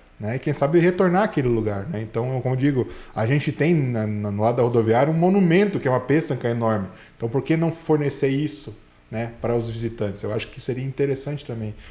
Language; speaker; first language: Portuguese; native; Portuguese